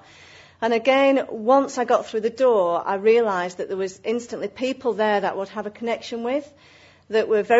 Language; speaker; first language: English; native; English